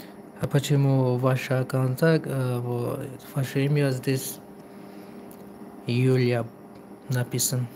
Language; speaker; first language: Russian; non-native, local second language; Tajik